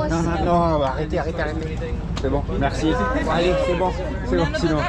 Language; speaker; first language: French; native; French